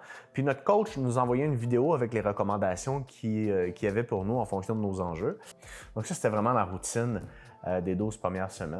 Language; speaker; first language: French; native; French